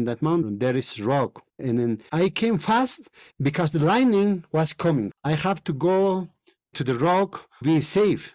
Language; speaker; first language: English; non-native, learner; Spanish